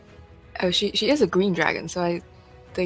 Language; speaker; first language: English; native; English